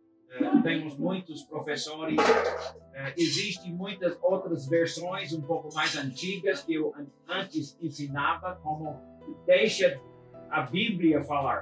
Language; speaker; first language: Portuguese; non-native, fluent; English